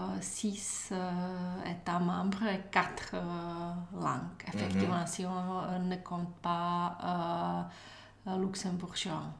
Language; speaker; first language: French; non-native, learner; Czech